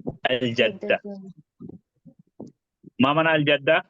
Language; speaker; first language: Arabic; non-native, fluent; Urdu